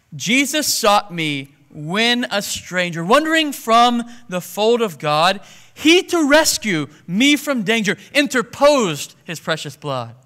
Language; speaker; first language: English; native; English